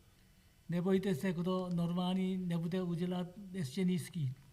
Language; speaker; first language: Czech; non-native, learner; Korean